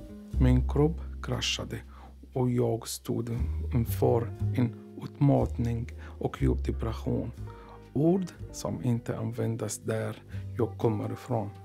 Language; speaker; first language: Swedish; non-native, learner; Arabic